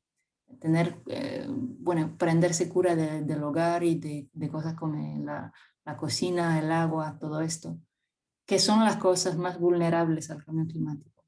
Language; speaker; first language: Spanish; non-native, fluent; French